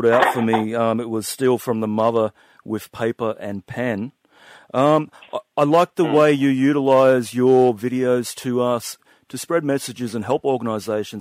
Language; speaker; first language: English; native; English